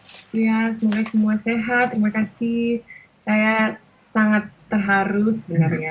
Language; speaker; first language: Indonesian; non-native, local second language; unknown